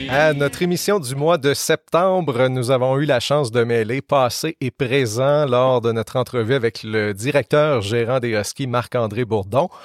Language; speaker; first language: French; native; French